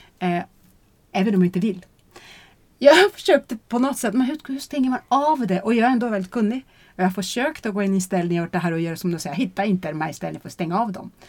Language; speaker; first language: Swedish; non-native, fluent; Portuguese